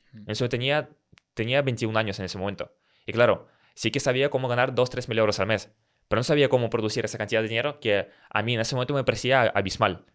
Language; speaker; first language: Spanish; early bilingual, other home language; Russian